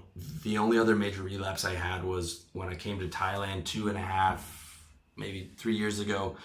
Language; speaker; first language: English; native; English